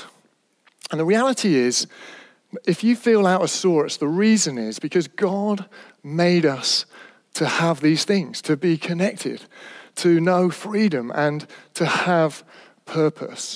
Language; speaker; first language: English; native; English